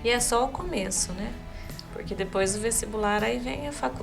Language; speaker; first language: Portuguese; native; Portuguese